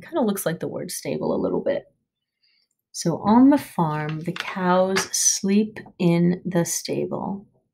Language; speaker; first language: English; native; English